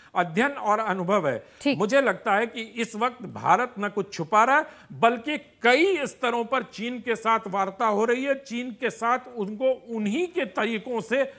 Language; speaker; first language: Hindi; native; Hindi